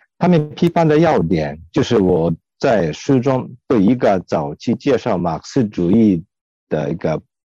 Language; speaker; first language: Chinese; non-native, fluent; Japanese